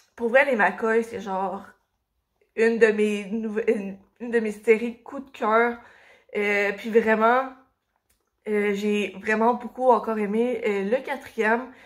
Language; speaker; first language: French; native; French